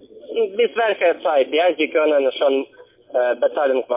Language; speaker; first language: German; non-native, learner; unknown